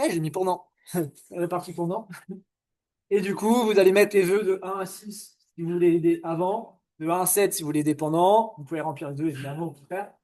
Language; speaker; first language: French; native; French